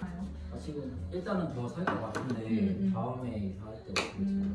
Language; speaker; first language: Korean; native; Korean